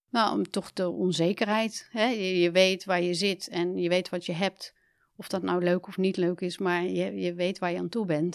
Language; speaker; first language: Dutch; native; Dutch